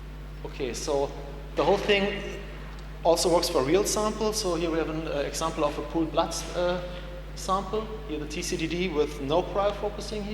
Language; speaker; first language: English; non-native, fluent; German